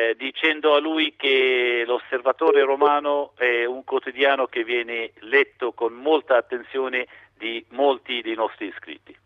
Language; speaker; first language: Italian; non-native, fluent; Arabic